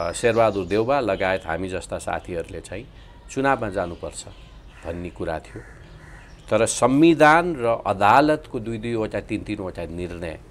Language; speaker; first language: Nepali; native; Nepali